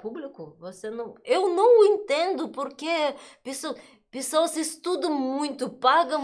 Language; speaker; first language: Portuguese; non-native, learner; Russian